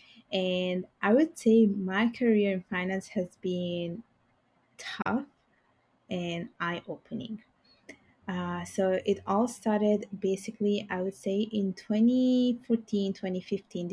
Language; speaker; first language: English; non-native, fluent; Bangla